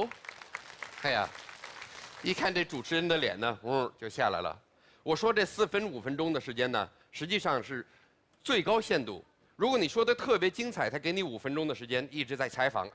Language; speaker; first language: Chinese; non-native, fluent; English